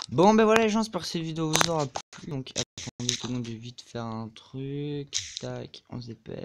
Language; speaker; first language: French; native; French